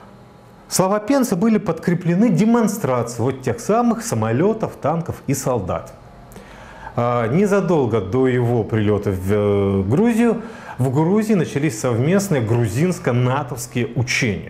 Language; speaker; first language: Russian; native; Russian